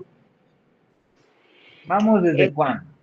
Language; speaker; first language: Spanish; native; Spanish